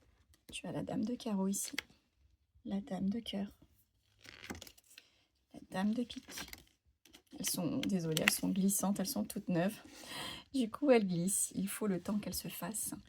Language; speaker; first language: French; native; French